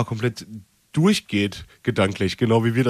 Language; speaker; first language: German; native; German